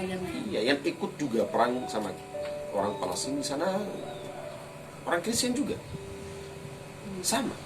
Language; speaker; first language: Indonesian; non-native, fluent; Arabic